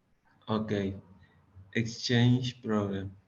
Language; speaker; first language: English; non-native, learner; Spanish